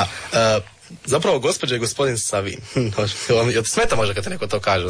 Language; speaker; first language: Serbian; native; Serbian